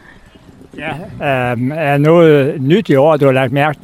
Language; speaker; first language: Danish; native; Danish